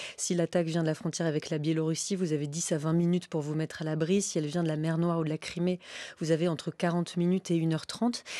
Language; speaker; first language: French; native; French